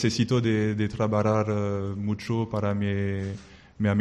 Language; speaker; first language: Spanish; non-native, learner; French